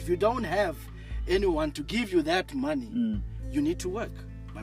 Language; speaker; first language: English; non-native, local second language; Xhosa